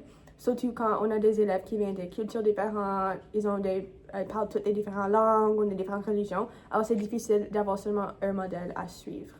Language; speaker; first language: French; non-native, fluent; English